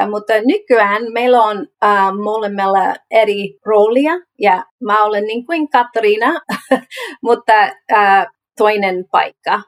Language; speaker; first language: Finnish; non-native, learner; English